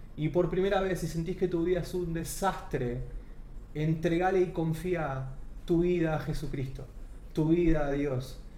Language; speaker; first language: Spanish; native; Spanish